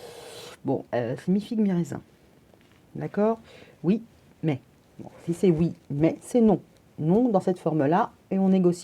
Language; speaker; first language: French; native; French